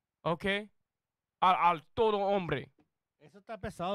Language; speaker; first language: Spanish; non-native, learner; English